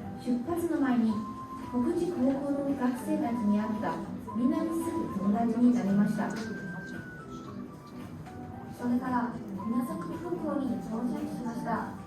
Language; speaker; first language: Japanese; non-native, learner; Chinese